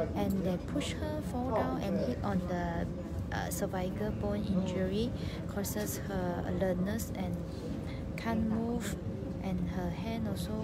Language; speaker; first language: English; non-native, local second language; Cantonese